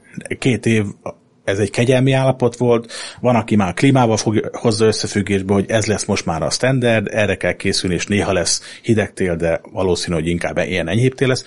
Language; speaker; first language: Hungarian; native; Hungarian